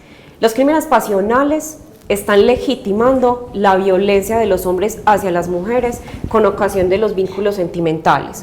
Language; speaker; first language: Spanish; native; Spanish